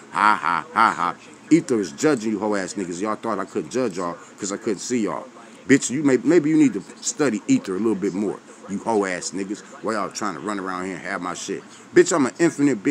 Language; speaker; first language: English; native; English